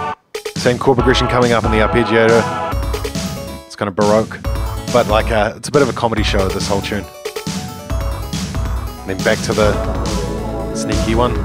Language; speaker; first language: English; native; English